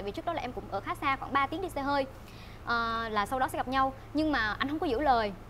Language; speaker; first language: Vietnamese; native; Vietnamese